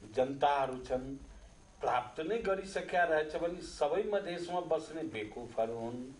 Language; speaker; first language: Nepali; non-native, local second language; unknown